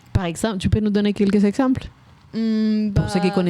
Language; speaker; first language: French; native; French